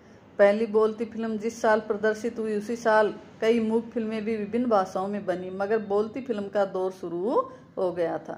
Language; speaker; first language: Hindi; native; Hindi